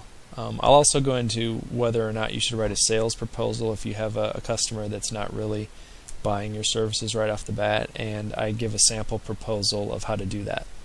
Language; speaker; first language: English; native; English